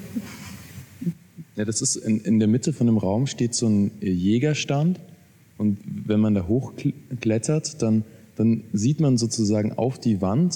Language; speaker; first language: German; native; German